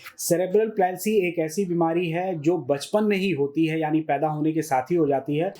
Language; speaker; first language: Hindi; native; Hindi